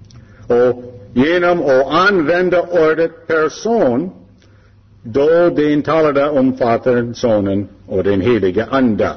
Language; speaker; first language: Swedish; non-native, learner; English